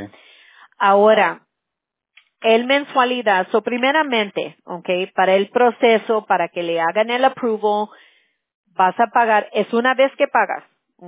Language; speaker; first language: Spanish; early bilingual, heritage; Spanish